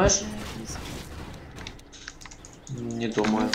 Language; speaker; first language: Russian; native; Russian